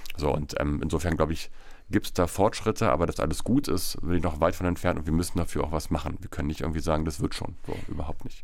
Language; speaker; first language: German; native; German